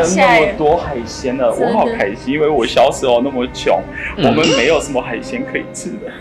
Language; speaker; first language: Chinese; non-native, fluent; French